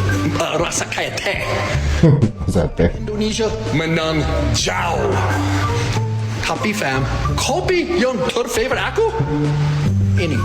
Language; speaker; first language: Indonesian; non-native, fluent; English